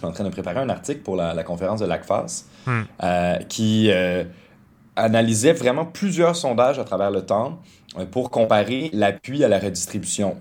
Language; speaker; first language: French; native; French